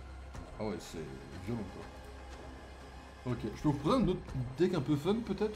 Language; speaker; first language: French; native; French